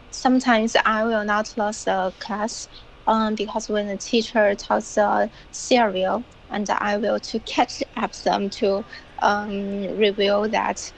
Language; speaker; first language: English; non-native, learner; Chinese